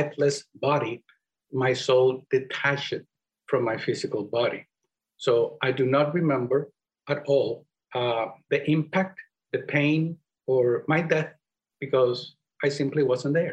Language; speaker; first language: English; non-native, fluent; Spanish